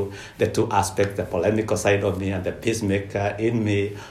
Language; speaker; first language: English; non-native, local second language; Kikuyu